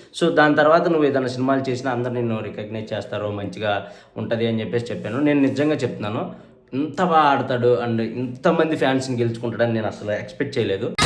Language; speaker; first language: Telugu; native; Telugu